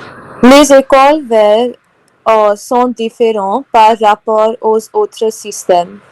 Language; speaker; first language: French; non-native, learner; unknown